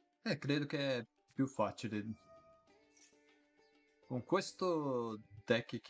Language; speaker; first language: Italian; non-native, learner; Portuguese